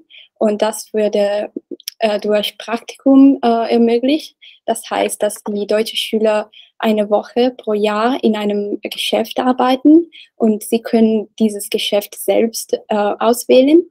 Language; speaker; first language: German; non-native, learner; Italian